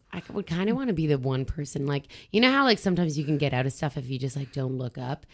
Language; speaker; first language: English; native; English